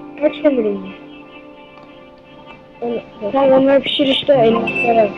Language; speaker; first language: Turkish; native; Turkish